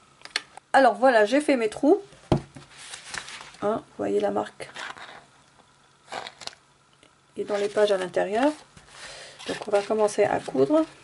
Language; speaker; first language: French; native; French